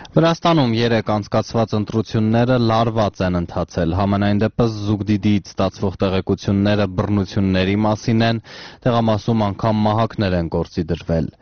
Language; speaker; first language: Armenian; native; Armenian